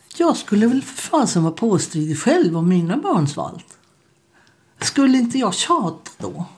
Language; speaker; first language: Swedish; native; Swedish